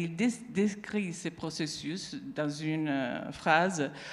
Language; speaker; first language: French; non-native, fluent; Italian